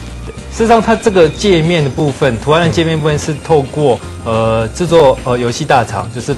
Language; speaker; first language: Chinese; native; Chinese